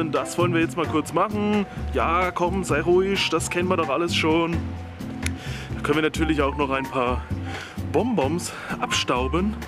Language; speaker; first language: German; native; German